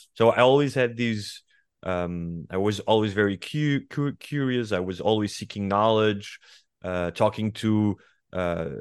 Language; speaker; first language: English; non-native, fluent; Portuguese